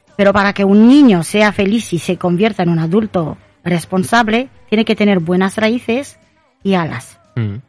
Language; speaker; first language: Spanish; non-native, fluent; Romanian